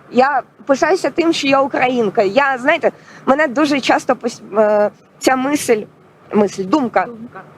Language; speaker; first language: Ukrainian; non-native, local second language; Russian